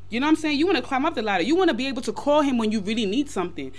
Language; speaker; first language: English; early bilingual, other home language; Yoruba